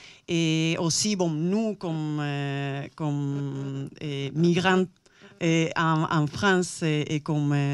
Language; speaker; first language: French; non-native, fluent; Spanish